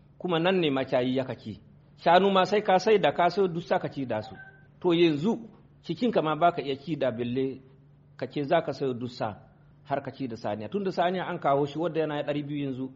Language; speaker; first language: Hausa; non-native, local second language; Fula